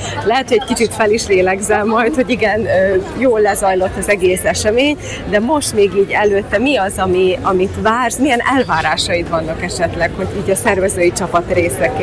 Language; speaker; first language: Hungarian; native; Hungarian